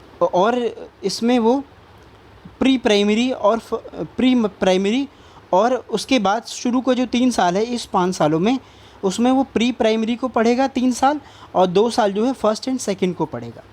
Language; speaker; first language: Hindi; native; Hindi